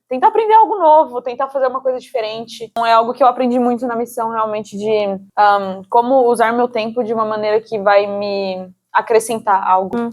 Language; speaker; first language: Portuguese; native; Portuguese